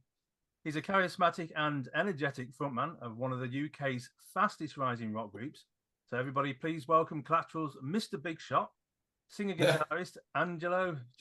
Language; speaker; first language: English; native; English